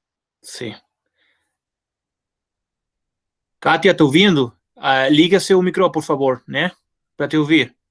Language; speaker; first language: Portuguese; non-native, fluent; Spanish